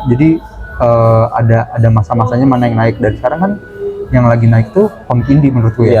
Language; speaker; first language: Indonesian; native; Indonesian